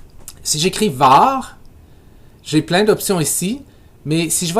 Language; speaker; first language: French; native; French